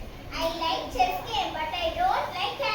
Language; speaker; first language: English; non-native, learner; Tamil